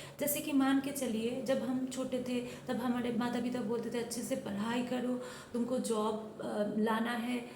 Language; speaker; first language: Hindi; non-native, local second language; Bangla